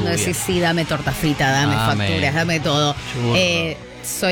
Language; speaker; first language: Spanish; native; Spanish